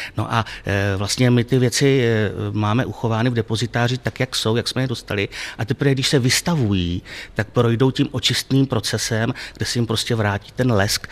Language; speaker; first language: Czech; native; Czech